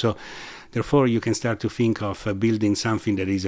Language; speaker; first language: English; non-native, fluent; Italian